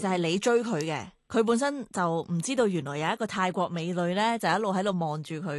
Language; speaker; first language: Cantonese; native; Cantonese